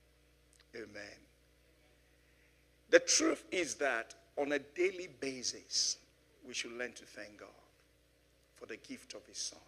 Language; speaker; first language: English; non-native, local second language; Yoruba